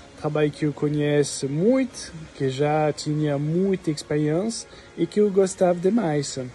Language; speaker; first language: Portuguese; non-native, fluent; French